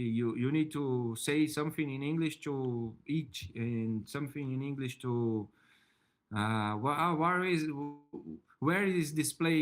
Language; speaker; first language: English; non-native, learner; Portuguese